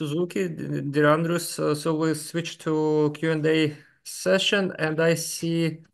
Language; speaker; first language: English; non-native, fluent; Lithuanian